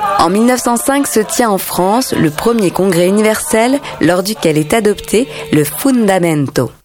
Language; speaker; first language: French; native; French